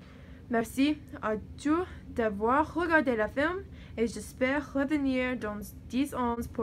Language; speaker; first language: French; non-native, learner; English